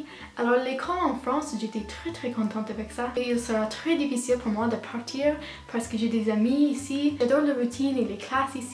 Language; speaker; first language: French; non-native, learner; English